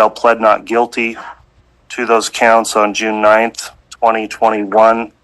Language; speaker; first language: English; native; English